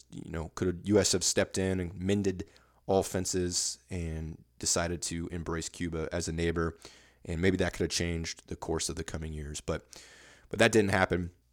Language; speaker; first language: English; native; English